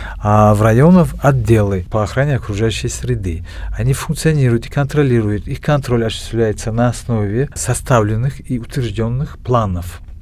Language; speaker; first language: Russian; non-native, local second language; Tajik